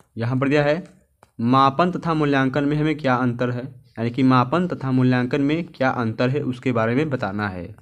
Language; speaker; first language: Hindi; native; Hindi